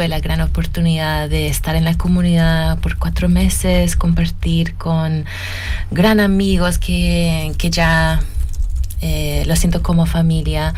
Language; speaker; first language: Spanish; early bilingual, heritage; Spanish